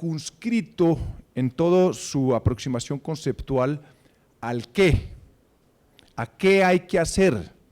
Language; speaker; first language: Spanish; native; Spanish